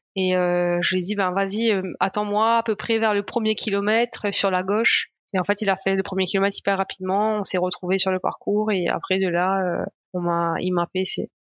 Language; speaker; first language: French; non-native, local second language; Morisyen